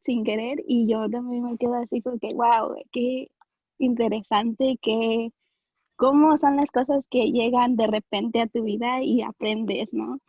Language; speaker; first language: Spanish; early bilingual, heritage; Spanish